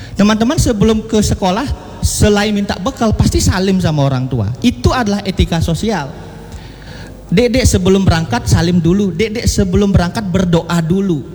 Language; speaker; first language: Indonesian; non-native, local second language; Balinese